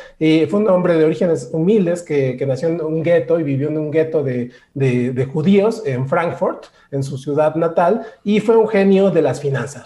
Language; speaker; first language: Spanish; native; Spanish